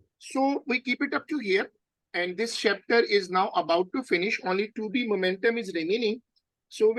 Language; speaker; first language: English; non-native, local second language; Urdu